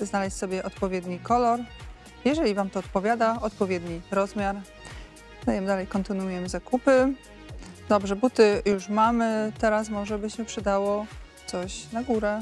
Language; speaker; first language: Polish; native; Polish